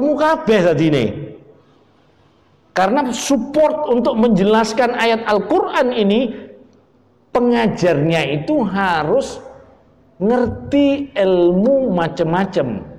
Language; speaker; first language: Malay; non-native, local second language; Javanese